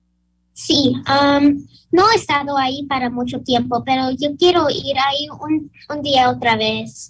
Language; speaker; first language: Spanish; early bilingual, heritage; Spanish